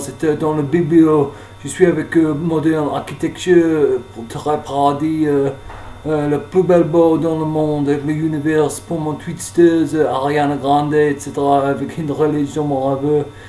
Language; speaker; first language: French; non-native, learner; English